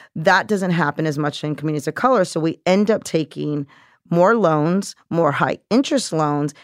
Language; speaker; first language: English; native; English